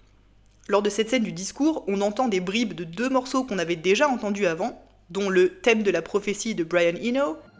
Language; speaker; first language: French; native; French